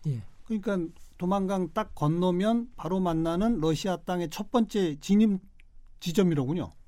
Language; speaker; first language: Korean; native; Korean